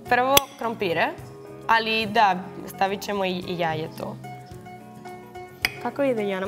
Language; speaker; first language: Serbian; non-native, learner; Spanish